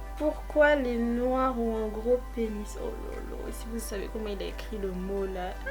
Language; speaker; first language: French; native; French